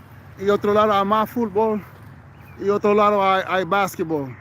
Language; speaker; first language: Spanish; non-native, fluent; English